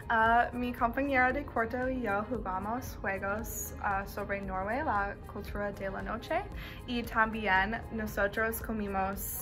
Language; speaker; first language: Spanish; non-native, learner; English